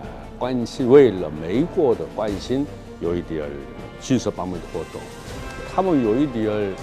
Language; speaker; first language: Chinese; non-native, learner; Korean